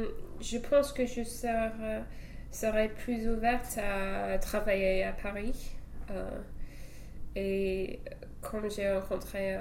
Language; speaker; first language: French; non-native, fluent; English